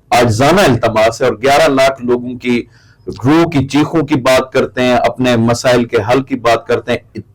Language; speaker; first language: Urdu; non-native, local second language; Saraiki